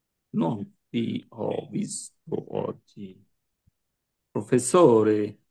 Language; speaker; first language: Italian; non-native, learner; Bangla